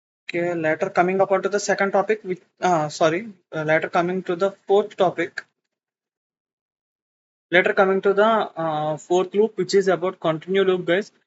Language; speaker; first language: English; non-native, local second language; Telugu